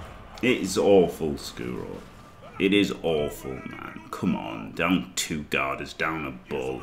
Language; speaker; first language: English; native; English